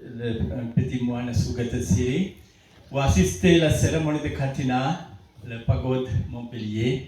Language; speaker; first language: French; non-native, fluent; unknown